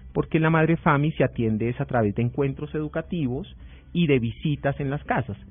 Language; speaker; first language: Spanish; native; Spanish